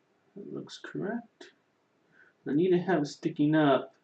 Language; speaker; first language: English; native; English